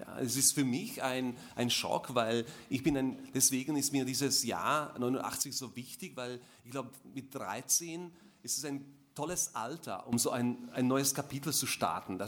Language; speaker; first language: German; non-native, fluent; Slovak